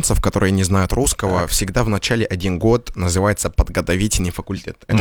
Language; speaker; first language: Russian; non-native, fluent; Arabic